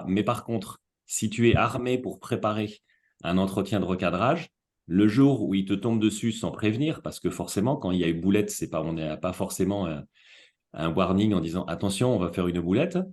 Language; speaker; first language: French; native; French